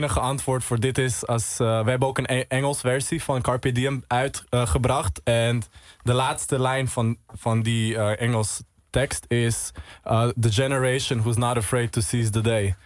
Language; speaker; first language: Dutch; early bilingual, heritage; Dutch